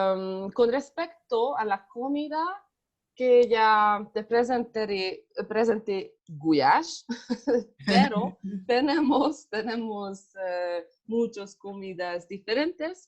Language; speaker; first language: Spanish; non-native, learner; Hungarian